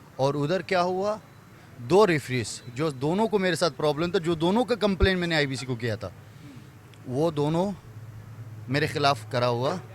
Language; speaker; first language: Hindi; non-native, fluent; Persian